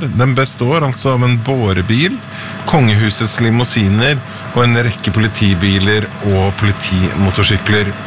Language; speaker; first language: Norwegian; native; Norwegian